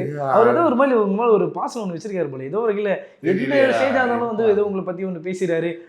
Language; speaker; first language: Tamil; native; Tamil